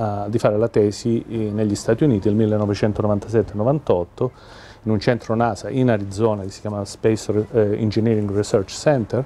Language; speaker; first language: Italian; native; Italian